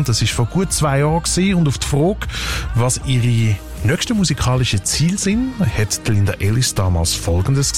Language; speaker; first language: German; native; German